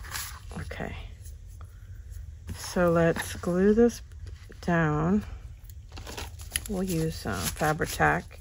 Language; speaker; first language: English; native; English